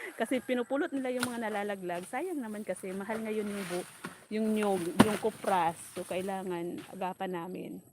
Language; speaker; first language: Filipino; non-native, local second language; Bikol